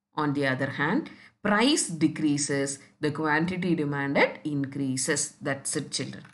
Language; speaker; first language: English; non-native, local second language; Tamil